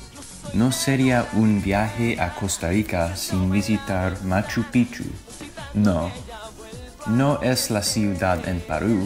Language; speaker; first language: Spanish; non-native, learner; English